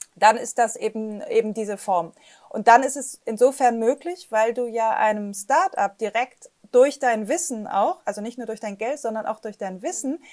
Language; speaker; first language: German; native; German